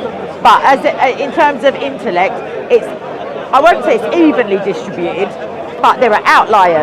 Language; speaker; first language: English; native; English